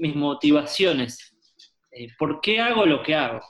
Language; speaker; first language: Spanish; native; Spanish